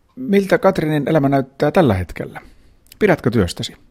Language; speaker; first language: Finnish; native; Finnish